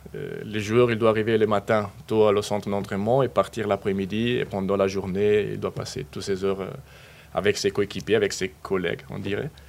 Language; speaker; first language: French; non-native, fluent; Spanish